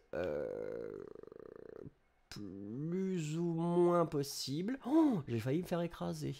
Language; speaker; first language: French; native; French